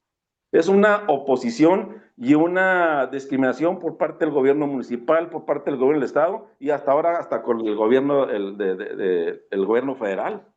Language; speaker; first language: Spanish; native; Spanish